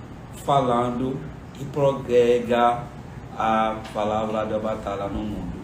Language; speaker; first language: Portuguese; non-native, learner; Yoruba